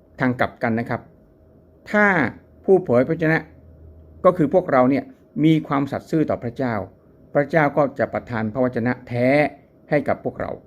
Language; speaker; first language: Thai; native; Thai